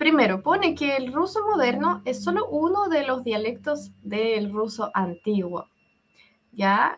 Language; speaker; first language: Spanish; non-native, fluent; Russian